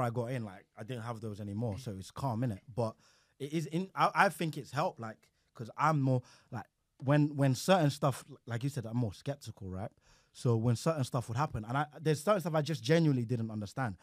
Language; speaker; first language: English; non-native, local second language; Yoruba